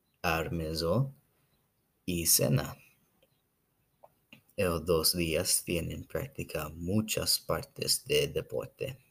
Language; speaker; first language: Spanish; non-native, learner; English